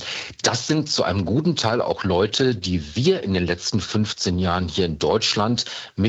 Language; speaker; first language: German; native; German